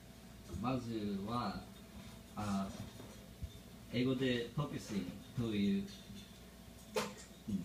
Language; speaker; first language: Japanese; non-native, learner; English